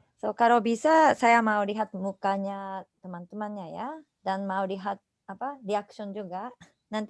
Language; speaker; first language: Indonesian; non-native, fluent; Japanese